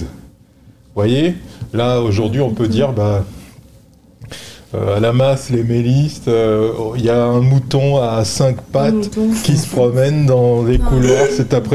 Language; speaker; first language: French; native; French